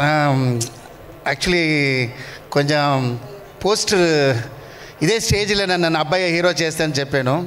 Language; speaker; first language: Telugu; non-native, learner; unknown